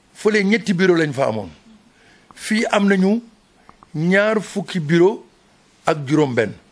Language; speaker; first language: Wolof; native; Wolof